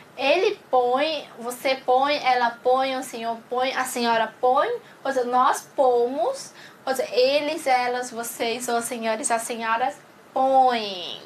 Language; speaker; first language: Portuguese; non-native, fluent; Chinese